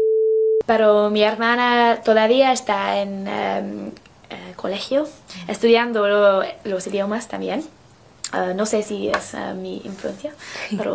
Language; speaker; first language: Spanish; non-native, learner; English